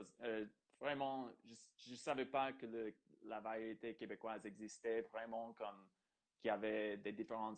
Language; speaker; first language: French; non-native, fluent; English